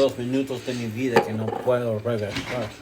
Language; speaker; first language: Spanish; non-native, learner; English